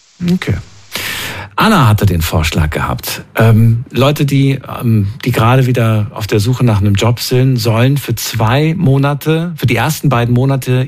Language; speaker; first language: German; native; German